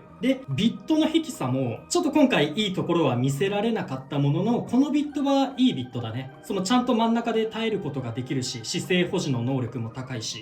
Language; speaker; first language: Japanese; native; Japanese